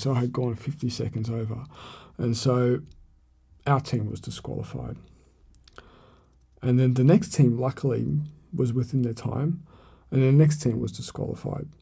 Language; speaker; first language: English; native; English